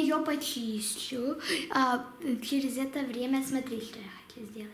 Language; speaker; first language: Russian; non-native, local second language; Lithuanian